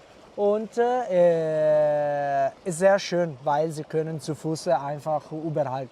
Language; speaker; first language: German; non-native, fluent; Italian